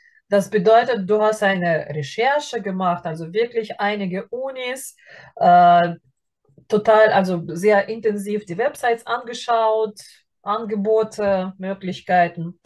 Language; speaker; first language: German; non-native, fluent; Russian